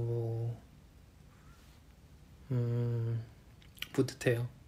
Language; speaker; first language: Korean; non-native, fluent; Chinese